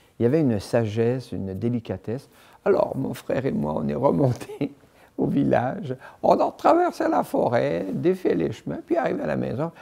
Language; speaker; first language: French; native; French